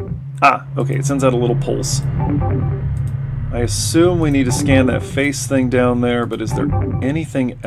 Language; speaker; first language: English; native; English